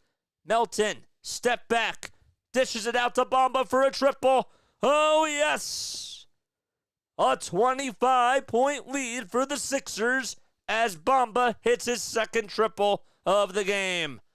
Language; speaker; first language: English; native; English